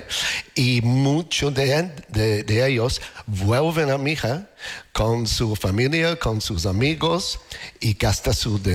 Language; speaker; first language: Spanish; non-native, learner; English